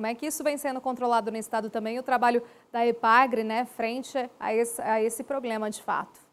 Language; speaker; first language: Portuguese; native; Portuguese